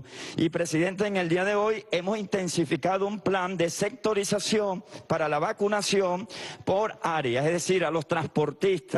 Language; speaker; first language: Spanish; native; Spanish